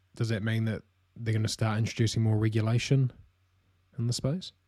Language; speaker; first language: English; native; English